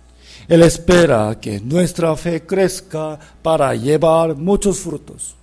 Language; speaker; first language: Spanish; non-native, fluent; Korean